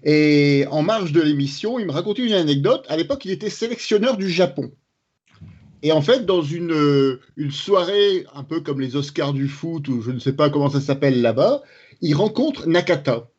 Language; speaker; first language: French; native; French